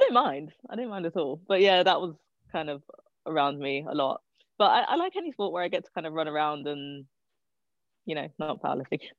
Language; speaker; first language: English; native; English